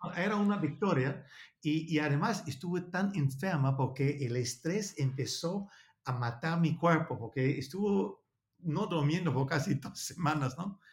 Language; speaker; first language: Spanish; non-native, learner; Danish